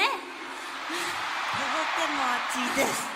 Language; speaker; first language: Japanese; non-native, learner; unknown